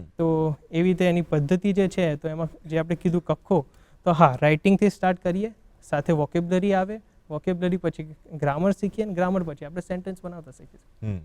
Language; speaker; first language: Gujarati; native; Gujarati